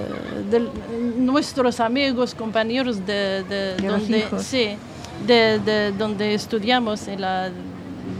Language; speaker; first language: Spanish; non-native, learner; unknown